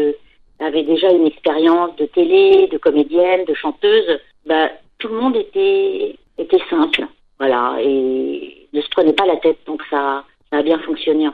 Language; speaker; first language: French; native; French